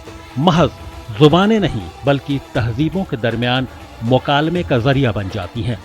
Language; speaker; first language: Hindi; native; Hindi